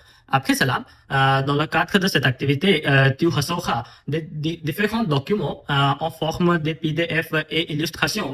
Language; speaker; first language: French; non-native, fluent; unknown